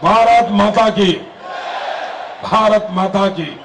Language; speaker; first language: Hindi; non-native, local second language; Gujarati